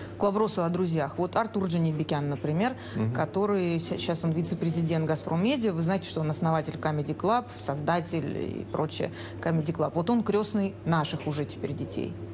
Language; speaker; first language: Russian; native; Russian